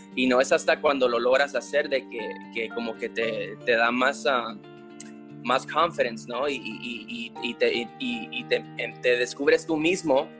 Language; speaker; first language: Spanish; early bilingual, heritage; Spanish